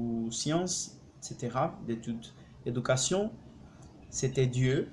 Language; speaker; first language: French; non-native, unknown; Spanish